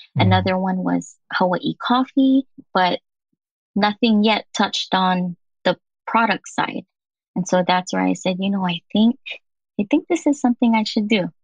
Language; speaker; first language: English; native; English